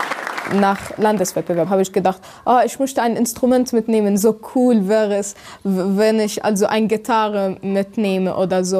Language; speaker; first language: German; non-native, fluent; Arabic